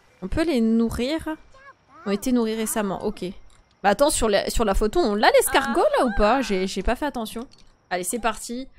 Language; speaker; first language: French; early bilingual, other home language; Polish